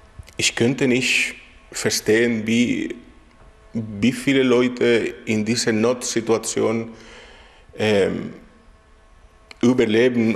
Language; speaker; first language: German; non-native, fluent; Spanish